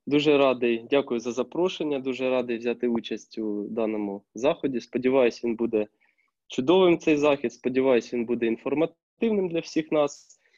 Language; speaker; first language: Ukrainian; non-native, local second language; Russian